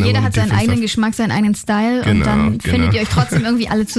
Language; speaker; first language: German; native; German